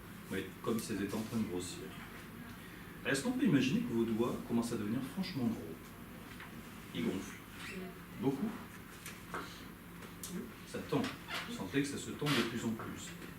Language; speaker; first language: French; native; French